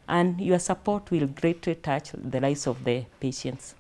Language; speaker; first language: English; non-native, local second language; Kikuyu